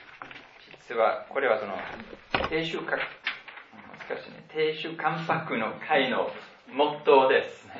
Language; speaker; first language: Japanese; non-native, fluent; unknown